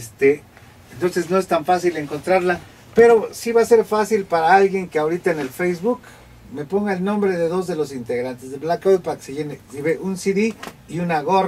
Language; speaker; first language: Spanish; native; Spanish